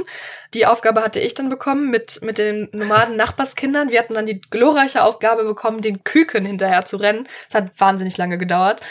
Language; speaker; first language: German; native; German